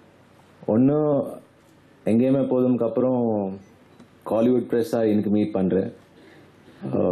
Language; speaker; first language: Tamil; non-native, learner; Telugu